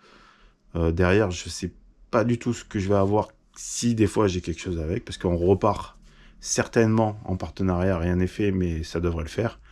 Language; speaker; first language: French; native; French